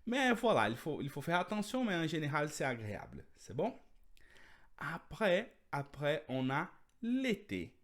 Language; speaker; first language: French; non-native, fluent; Portuguese